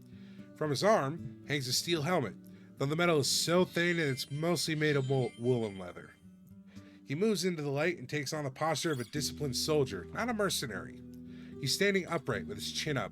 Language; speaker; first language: English; native; English